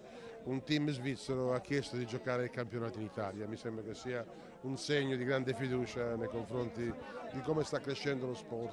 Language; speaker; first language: Italian; native; Italian